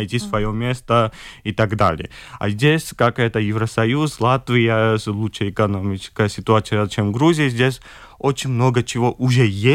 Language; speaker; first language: Russian; non-native, fluent; Georgian